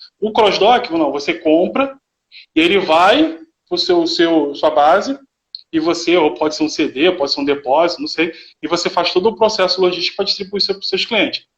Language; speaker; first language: Portuguese; native; Portuguese